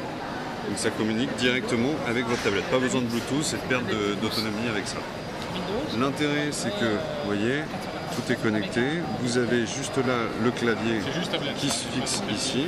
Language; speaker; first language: French; native; French